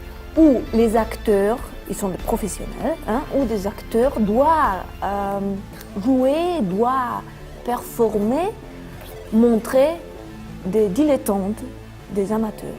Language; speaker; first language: French; non-native, fluent; Italian